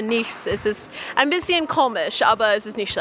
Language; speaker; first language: German; non-native, learner; English